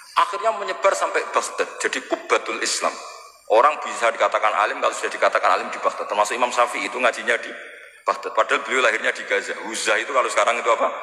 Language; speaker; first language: Indonesian; non-native, local second language; Javanese